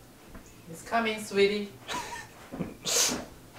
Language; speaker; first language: English; non-native, learner; Japanese